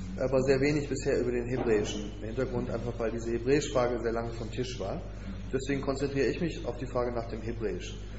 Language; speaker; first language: German; native; German